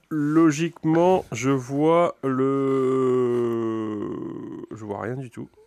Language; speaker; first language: French; native; French